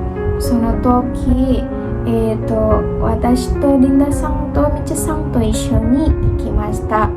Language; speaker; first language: Japanese; non-native, learner; Indonesian